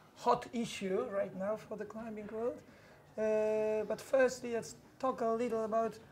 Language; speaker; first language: English; non-native, fluent; Polish